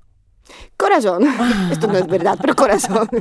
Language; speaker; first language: Spanish; non-native, learner; Polish